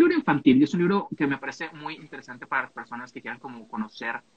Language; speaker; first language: Spanish; native; Spanish